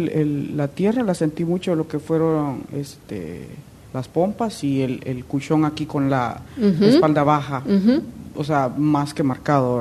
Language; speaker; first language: Spanish; native; Spanish